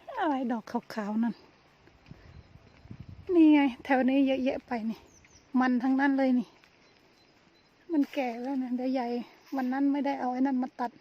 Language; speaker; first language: Thai; native; Thai